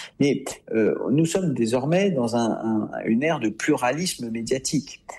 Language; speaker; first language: French; native; French